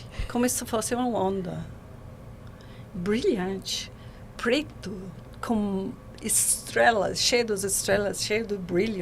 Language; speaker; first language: Portuguese; non-native, learner; English